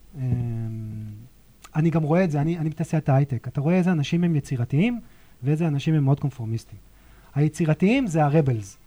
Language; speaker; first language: Hebrew; native; Hebrew